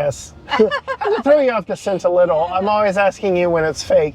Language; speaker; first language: English; native; English